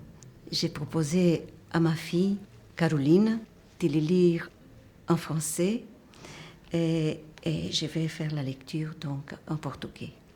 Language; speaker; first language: French; non-native, fluent; Portuguese